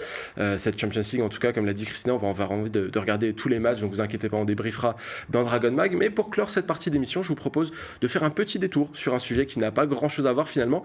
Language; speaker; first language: French; native; French